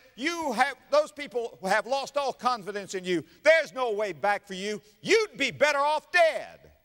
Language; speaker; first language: English; native; English